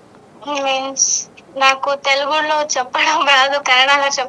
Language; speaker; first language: Telugu; non-native, local second language; Kannada